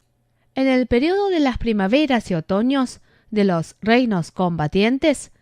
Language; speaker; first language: Spanish; non-native, fluent; Chinese